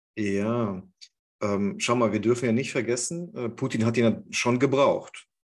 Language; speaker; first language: German; non-native, fluent; Russian